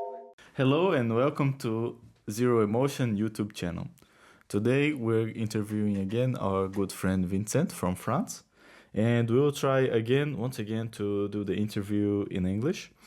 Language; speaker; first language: English; non-native, fluent; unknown